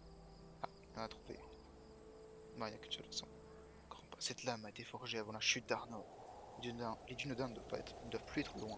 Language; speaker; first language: French; native; French